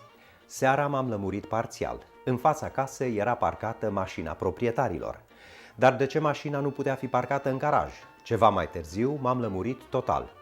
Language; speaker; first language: Romanian; native; Romanian